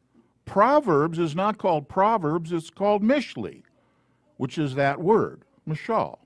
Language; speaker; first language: English; native; English